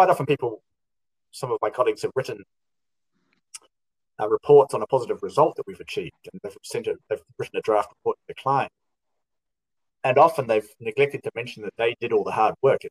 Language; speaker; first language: English; native; English